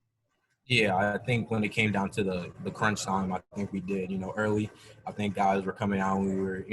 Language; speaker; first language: English; native; English